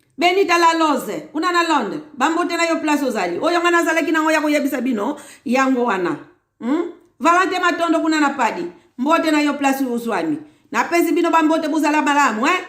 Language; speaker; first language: Lingala; non-native, local second language; Kongo